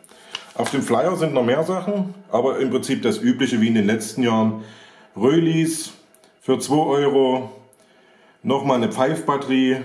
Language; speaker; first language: German; native; German